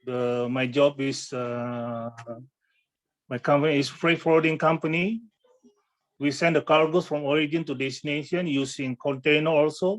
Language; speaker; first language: English; non-native, fluent; Indonesian